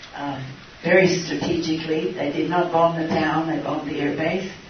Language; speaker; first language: English; native; English